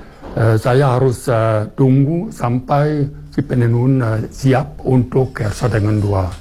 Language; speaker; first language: Indonesian; non-native, fluent; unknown